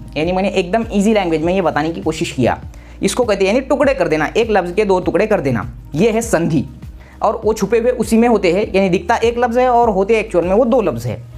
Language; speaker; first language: Hindi; non-native, local second language; Urdu